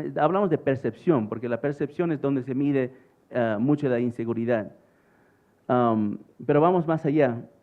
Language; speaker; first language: Spanish; early bilingual, heritage; English